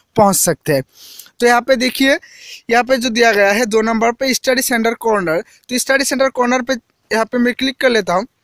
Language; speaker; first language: Hindi; non-native, local second language; Assamese